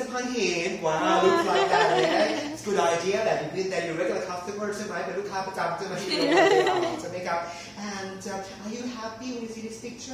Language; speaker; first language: English; non-native, fluent; Thai